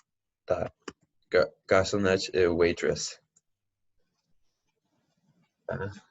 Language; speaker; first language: Portuguese; non-native, fluent; English